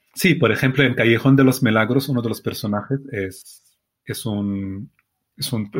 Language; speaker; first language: Spanish; non-native, fluent; Arabic